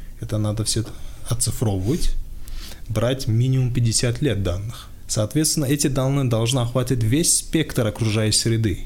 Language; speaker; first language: Russian; non-native, local second language; Tajik